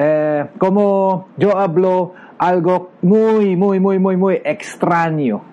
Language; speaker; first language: Spanish; non-native, learner; Filipino